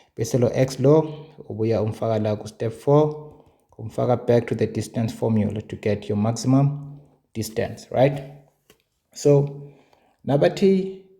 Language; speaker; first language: Zulu; non-native, local second language; Venda